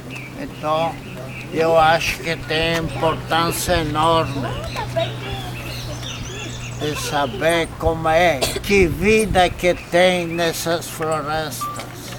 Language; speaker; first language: Portuguese; non-native, fluent; Polish